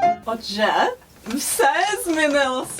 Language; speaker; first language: Ukrainian; early bilingual, heritage; English